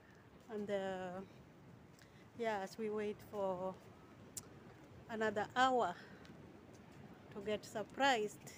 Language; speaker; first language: English; non-native, learner; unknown